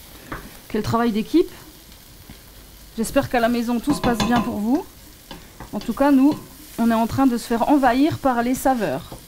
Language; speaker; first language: French; native; French